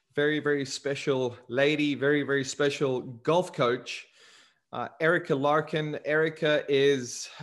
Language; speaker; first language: English; native; English